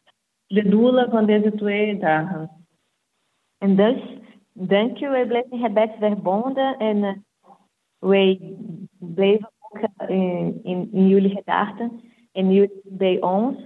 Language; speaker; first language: Dutch; non-native, fluent; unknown